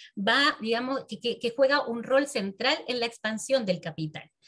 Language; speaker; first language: Spanish; native; Spanish